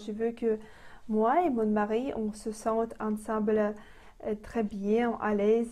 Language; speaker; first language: French; non-native, fluent; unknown